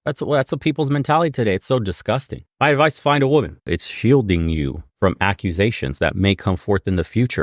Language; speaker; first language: English; native; English